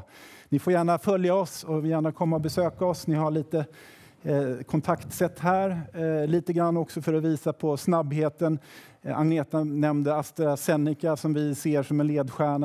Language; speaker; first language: Swedish; native; Swedish